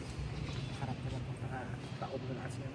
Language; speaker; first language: Filipino; native; Filipino